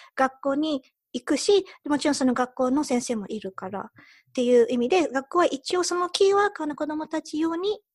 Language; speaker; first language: Japanese; early bilingual, heritage; Japanese